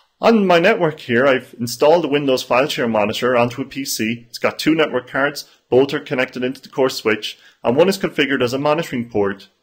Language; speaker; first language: English; native; English